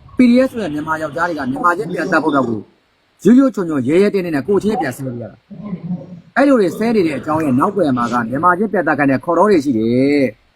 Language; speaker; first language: Burmese; native; Burmese